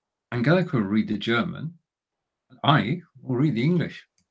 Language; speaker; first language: English; native; English